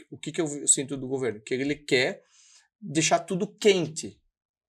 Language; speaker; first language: Portuguese; native; Portuguese